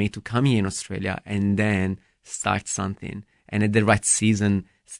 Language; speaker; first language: English; non-native, fluent; Italian